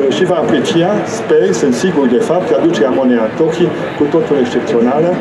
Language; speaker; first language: Romanian; native; Romanian